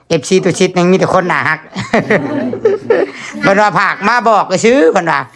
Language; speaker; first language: Thai; non-native, local second language; Lao